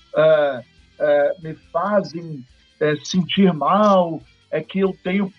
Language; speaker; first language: Portuguese; native; Portuguese